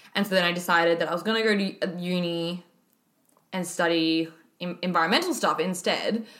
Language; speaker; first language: English; native; English